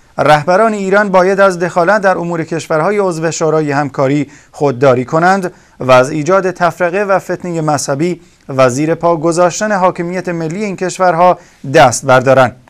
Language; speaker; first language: Persian; non-native, local second language; Kurdish